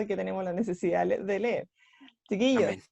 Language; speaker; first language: Spanish; native; Spanish